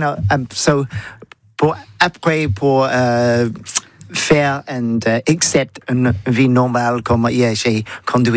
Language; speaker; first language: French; non-native, learner; English